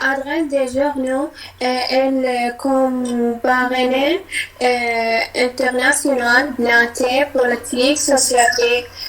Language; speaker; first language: French; non-native, learner; Arabic